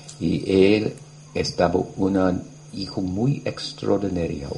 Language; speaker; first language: Spanish; non-native, learner; English